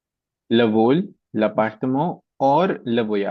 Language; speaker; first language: French; non-native, fluent; Hindi